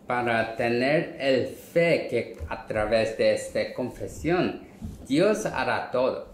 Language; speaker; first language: Spanish; non-native, learner; Korean